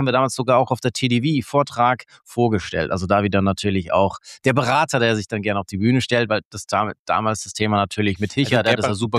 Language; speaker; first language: German; native; German